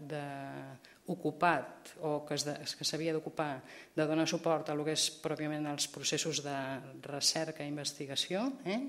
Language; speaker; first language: Catalan; native; Catalan